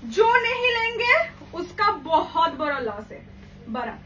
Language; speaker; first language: Hindi; non-native, local second language; Bangla